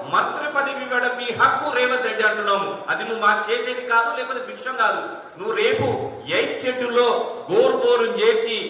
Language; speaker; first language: Telugu; non-native, local second language; Lambadi